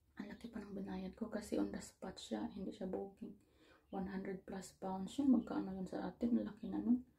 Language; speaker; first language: Filipino; native; Filipino